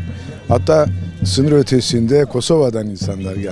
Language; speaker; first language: Turkish; native; Turkish